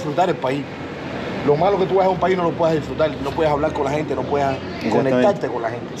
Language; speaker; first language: Spanish; native; Spanish